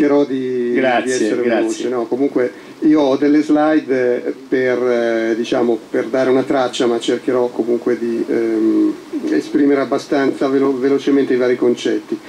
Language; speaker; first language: Italian; native; Italian